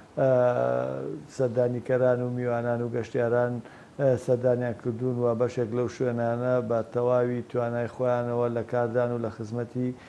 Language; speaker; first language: Central Kurdish; native; Central Kurdish